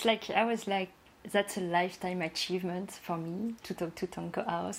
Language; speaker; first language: English; non-native, fluent; French